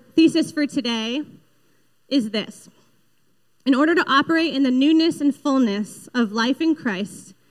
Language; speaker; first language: English; native; English